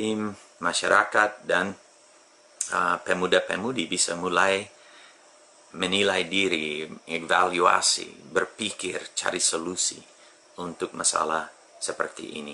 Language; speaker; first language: Indonesian; non-native, fluent; English